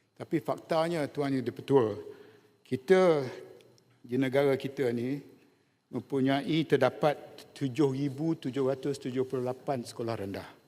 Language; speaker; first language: Malay; native; Malay